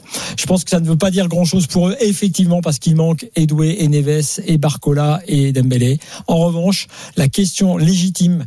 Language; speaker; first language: French; native; French